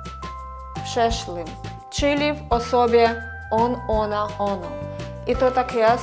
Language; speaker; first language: Polish; non-native, fluent; Russian